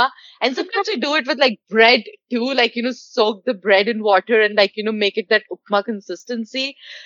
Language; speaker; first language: English; non-native, local second language; Hindi